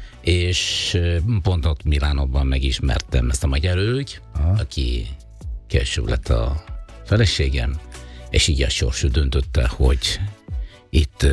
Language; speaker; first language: Hungarian; non-native, fluent; Italian